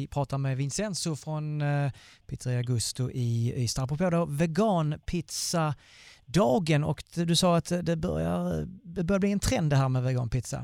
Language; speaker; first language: Swedish; native; Swedish